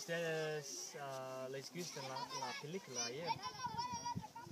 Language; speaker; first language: Spanish; non-native, learner; English